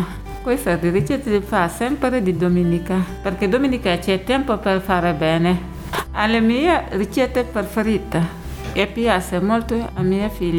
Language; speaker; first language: Italian; non-native, learner; Wolof